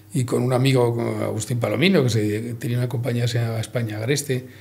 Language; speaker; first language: Spanish; native; Spanish